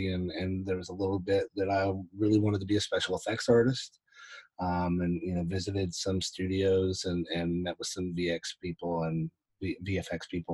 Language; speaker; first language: English; native; English